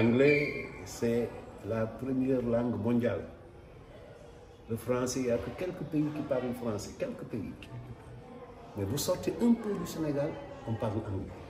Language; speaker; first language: French; non-native, local second language; Wolof